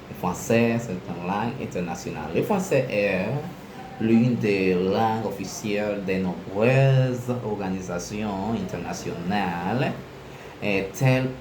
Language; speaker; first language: French; non-native, learner; Spanish